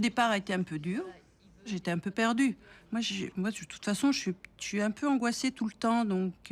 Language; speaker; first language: French; native; French